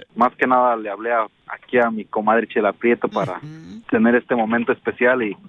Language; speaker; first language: Spanish; native; Spanish